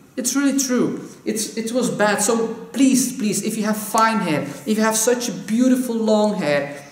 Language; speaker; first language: English; non-native, fluent; Dutch